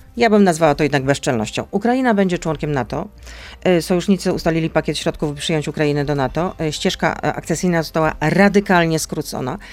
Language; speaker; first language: Polish; native; Polish